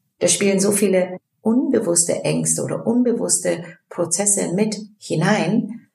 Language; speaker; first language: German; early bilingual, other home language; Turkish